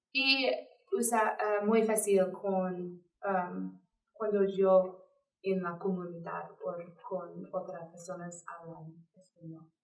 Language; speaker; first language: Spanish; non-native, learner; English